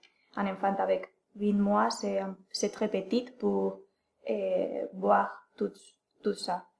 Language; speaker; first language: French; non-native, learner; Spanish